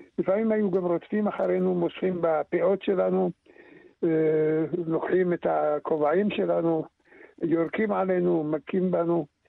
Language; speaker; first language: Hebrew; early bilingual, other home language; Arabic